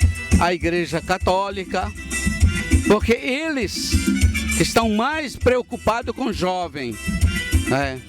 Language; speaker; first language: Portuguese; non-native, local second language; Ticuna